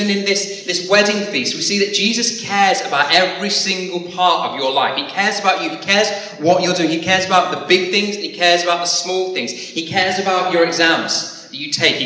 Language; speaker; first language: English; native; English